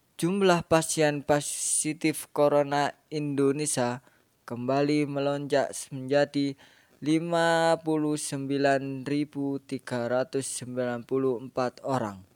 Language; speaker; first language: Indonesian; native; Indonesian